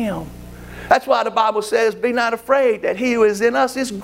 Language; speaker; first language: English; native; English